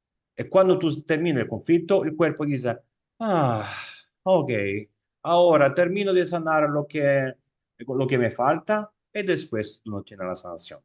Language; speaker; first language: Spanish; non-native, fluent; Italian